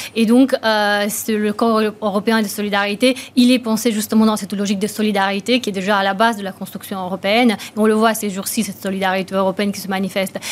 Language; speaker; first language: French; non-native, fluent; Romanian